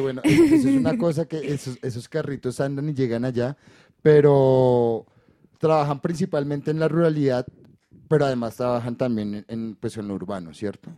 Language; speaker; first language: Spanish; native; Spanish